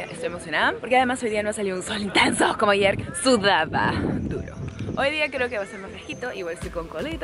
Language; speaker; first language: Spanish; native; Spanish